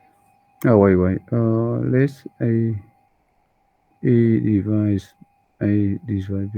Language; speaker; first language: English; non-native, learner; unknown